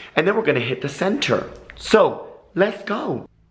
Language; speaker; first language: English; native; English